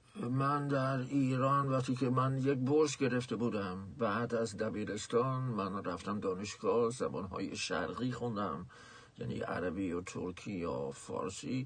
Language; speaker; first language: Persian; non-native, fluent; Dutch